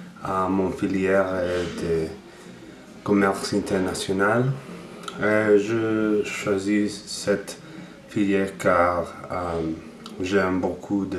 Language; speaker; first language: French; non-native, learner; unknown